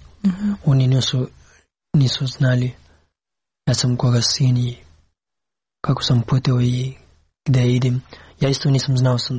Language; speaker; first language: Serbian; non-native, learner; Pashto